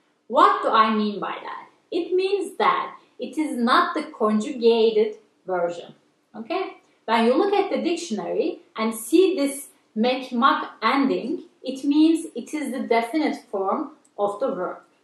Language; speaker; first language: English; non-native, fluent; Turkish